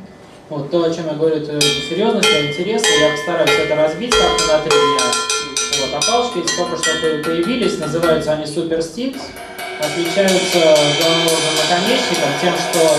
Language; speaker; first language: Russian; native; Russian